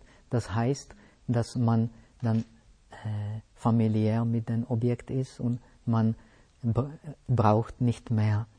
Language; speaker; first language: German; non-native, fluent; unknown